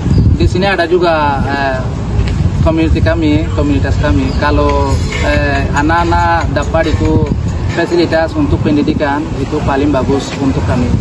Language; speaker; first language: Indonesian; non-native, learner; Rohingya